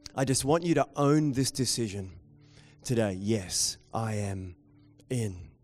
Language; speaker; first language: English; native; English